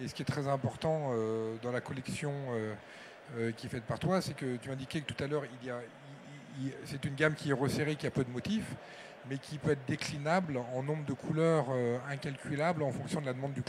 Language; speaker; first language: French; native; French